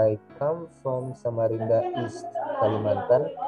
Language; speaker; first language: English; non-native, fluent; Indonesian